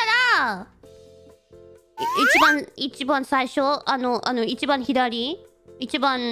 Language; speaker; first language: Japanese; non-native, learner; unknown